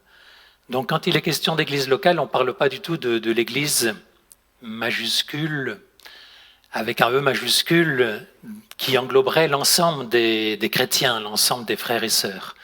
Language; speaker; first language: French; native; French